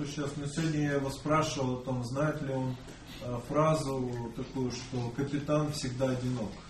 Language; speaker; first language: Russian; native; Russian